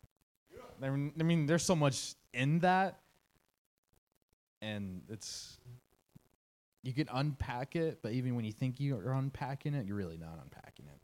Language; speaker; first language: English; native; English